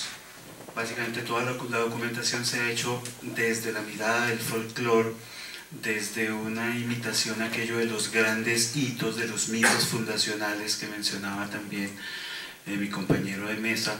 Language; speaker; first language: Spanish; native; Spanish